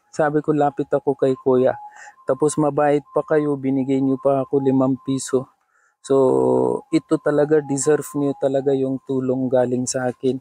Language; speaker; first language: Filipino; non-native, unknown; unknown